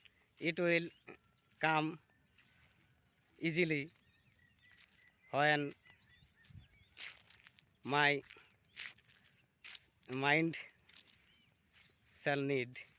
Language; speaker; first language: English; non-native, learner; Bangla